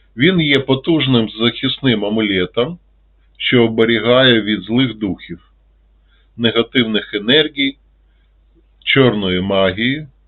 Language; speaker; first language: Ukrainian; non-native, local second language; Russian